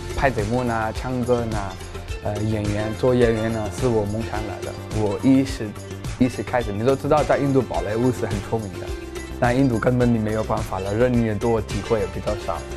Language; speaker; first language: Chinese; non-native, fluent; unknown